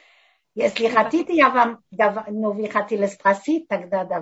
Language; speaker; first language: Russian; non-native, fluent; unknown